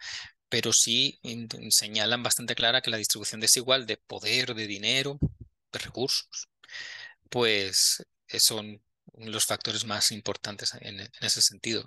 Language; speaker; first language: Spanish; native; Spanish